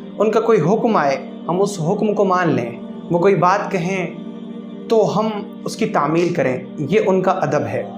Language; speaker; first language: Urdu; native; Urdu